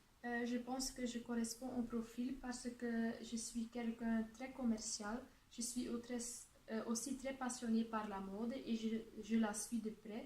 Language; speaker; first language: French; non-native, local second language; Dutch